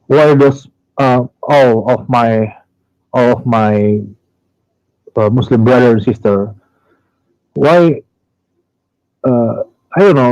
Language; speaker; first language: English; non-native, learner; Indonesian